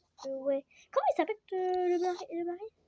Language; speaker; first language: French; native; French